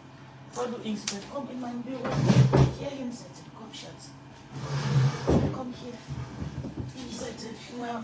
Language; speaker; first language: German; non-native, learner; French